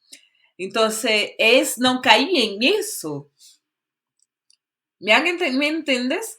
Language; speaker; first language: Spanish; non-native, fluent; Portuguese